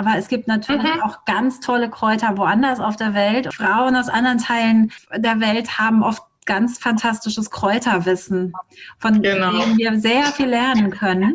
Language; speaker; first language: German; native; German